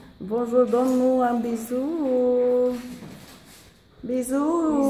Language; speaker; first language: French; non-native, fluent; Romanian